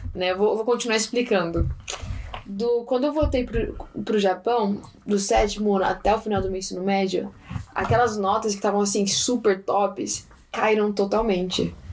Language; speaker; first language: Portuguese; early bilingual, heritage; Portuguese